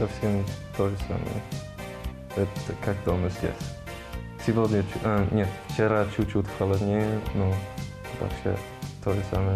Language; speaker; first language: Russian; non-native, learner; English